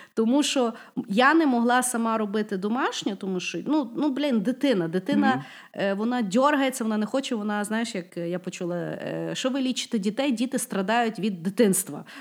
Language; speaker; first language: Ukrainian; non-native, local second language; Russian